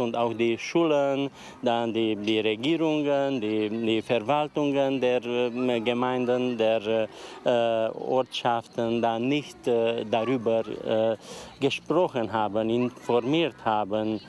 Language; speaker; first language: German; non-native, local second language; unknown